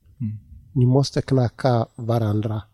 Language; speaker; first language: Swedish; non-native, learner; Tigrinya